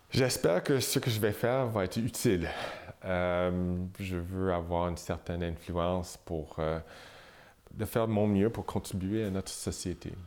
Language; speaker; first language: French; non-native, local second language; English